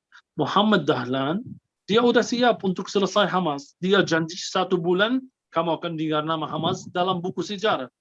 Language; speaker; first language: Indonesian; non-native, fluent; Arabic